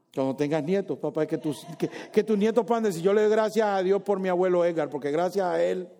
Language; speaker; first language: Spanish; native; Spanish